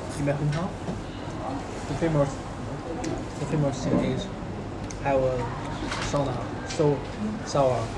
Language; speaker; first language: English; non-native, learner; Chinese